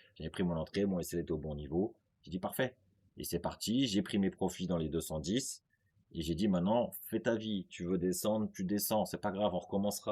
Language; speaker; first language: French; native; French